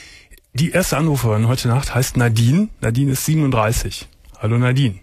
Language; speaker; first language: German; native; German